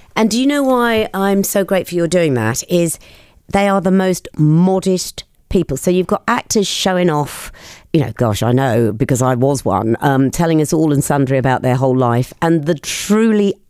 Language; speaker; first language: English; native; English